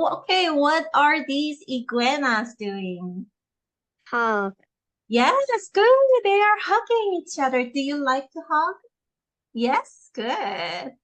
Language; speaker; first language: English; non-native, fluent; Korean